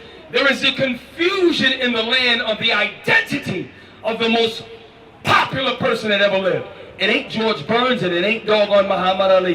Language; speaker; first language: English; native; English